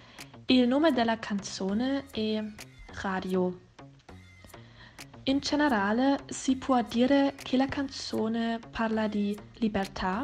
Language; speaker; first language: Italian; non-native, fluent; German